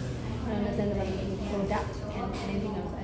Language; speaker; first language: English; non-native, learner; Vietnamese